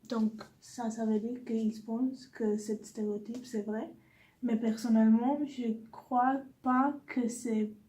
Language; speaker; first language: French; non-native, learner; English